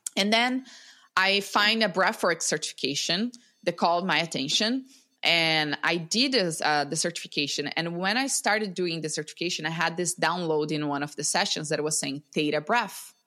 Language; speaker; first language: English; non-native, fluent; Portuguese